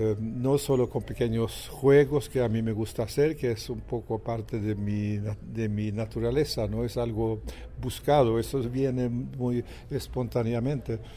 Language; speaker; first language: Spanish; non-native, fluent; Swedish